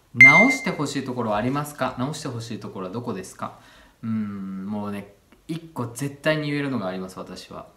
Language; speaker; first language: Japanese; native; Japanese